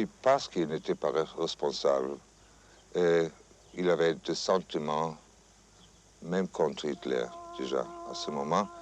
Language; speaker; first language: French; non-native, fluent; German